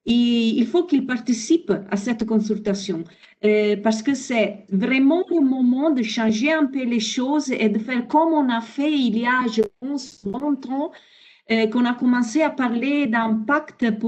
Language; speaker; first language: French; non-native, fluent; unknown